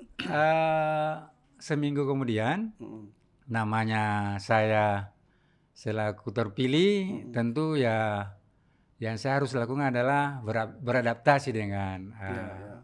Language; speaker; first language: Indonesian; non-native, local second language; Buginese